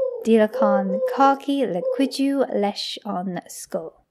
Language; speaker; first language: Irish; non-native, local second language; English